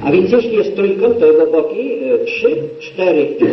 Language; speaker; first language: Polish; native; Polish